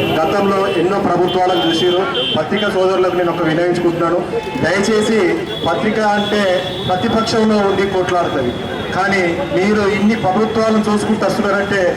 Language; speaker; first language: Telugu; native; Telugu